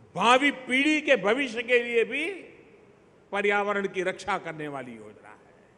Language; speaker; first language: Hindi; non-native, local second language; Gujarati